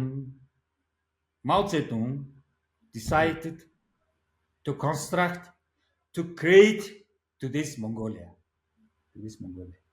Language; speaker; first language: English; non-native, learner; Mongolian